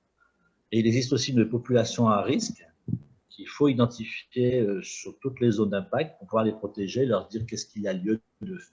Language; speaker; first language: French; native; French